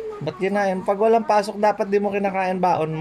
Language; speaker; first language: Filipino; native; Filipino